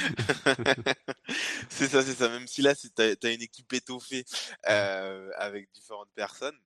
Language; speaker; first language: French; native; French